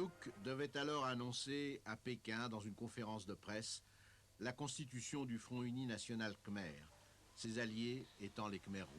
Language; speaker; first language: French; native; French